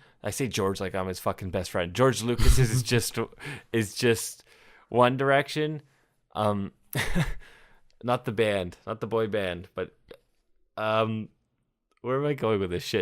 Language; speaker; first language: English; native; English